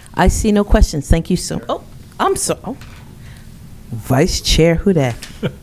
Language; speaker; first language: English; native; English